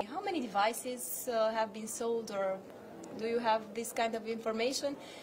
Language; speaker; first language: English; non-native, fluent; Romanian